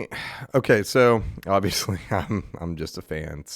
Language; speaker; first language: English; native; English